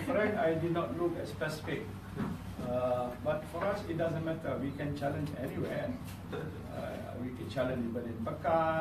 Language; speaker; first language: English; non-native, local second language; Malay